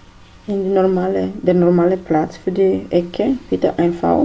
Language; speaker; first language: German; non-native, fluent; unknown